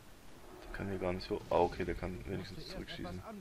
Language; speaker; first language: German; native; German